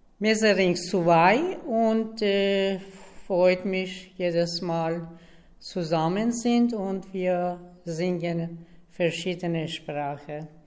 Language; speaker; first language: German; non-native, learner; Persian